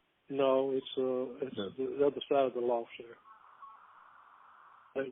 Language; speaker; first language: English; native; English